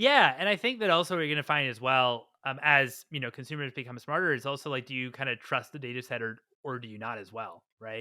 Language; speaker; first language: English; native; English